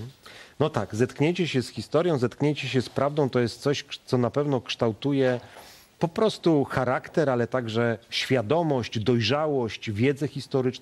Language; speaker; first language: Polish; native; Polish